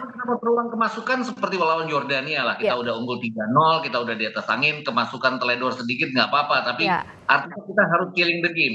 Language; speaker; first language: Indonesian; native; Indonesian